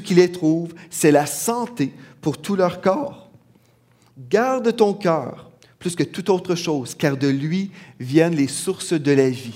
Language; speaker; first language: French; native; French